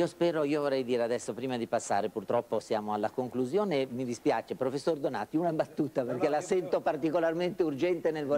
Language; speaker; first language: Italian; native; Italian